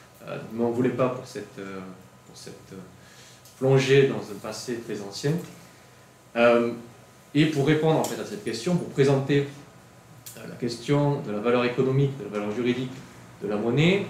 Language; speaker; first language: French; native; French